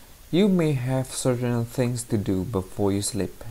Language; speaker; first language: English; non-native, fluent; Indonesian